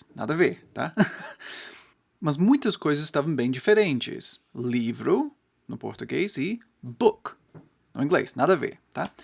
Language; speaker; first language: Portuguese; non-native, fluent; English